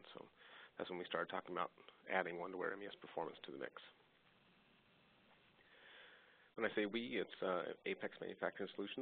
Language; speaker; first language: English; native; English